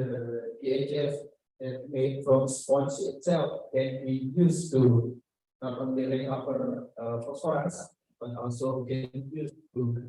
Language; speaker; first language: English; non-native, learner; Indonesian